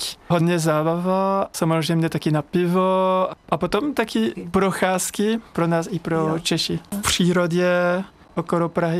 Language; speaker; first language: Czech; non-native, learner; French